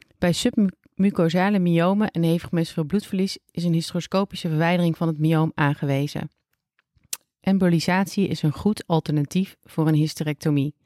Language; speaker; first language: Dutch; native; Dutch